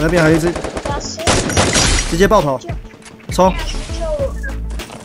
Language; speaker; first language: Chinese; native; Chinese